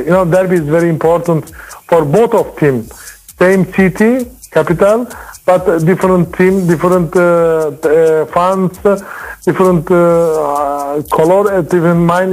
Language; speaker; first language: English; non-native, learner; Turkish